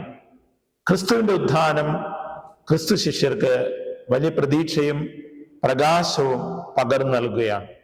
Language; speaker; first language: Malayalam; native; Malayalam